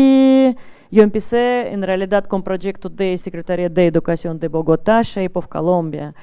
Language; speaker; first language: Spanish; non-native, learner; Russian